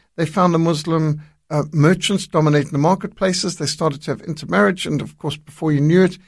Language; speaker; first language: English; native; English